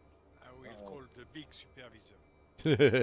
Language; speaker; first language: English; non-native, learner; French